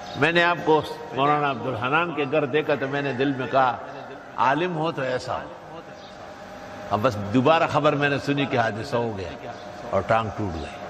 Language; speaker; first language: Urdu; non-native, local second language; Pashto